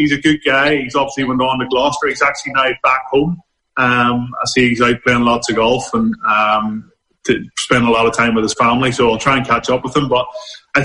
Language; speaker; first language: English; native; English